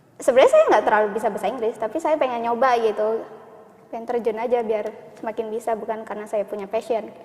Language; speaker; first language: Indonesian; native; Indonesian